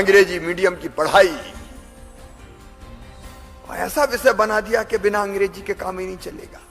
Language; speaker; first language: Hindi; native; Hindi